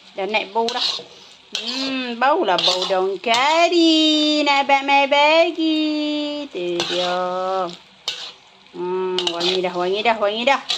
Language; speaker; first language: Malay; native; Malay